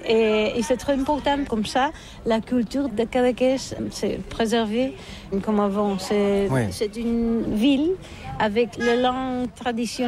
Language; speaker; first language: French; non-native, learner; Catalan